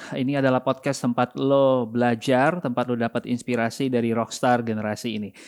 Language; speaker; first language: Indonesian; native; Indonesian